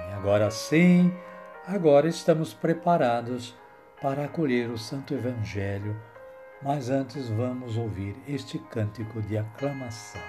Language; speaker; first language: Portuguese; native; Portuguese